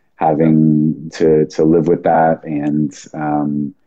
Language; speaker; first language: English; native; English